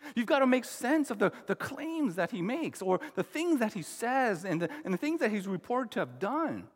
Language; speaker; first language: English; native; English